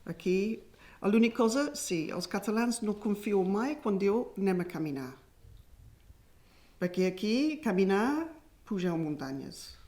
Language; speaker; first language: Catalan; non-native, fluent; English